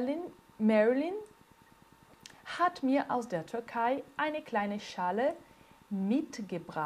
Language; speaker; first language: German; non-native, fluent; Portuguese